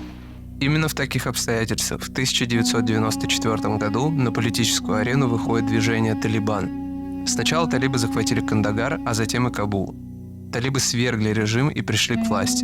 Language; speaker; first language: Russian; native; Russian